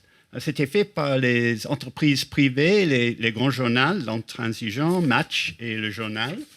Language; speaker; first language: French; non-native, fluent; English